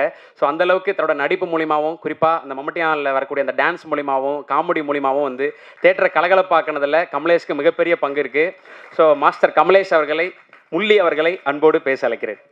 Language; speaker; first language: Tamil; native; Tamil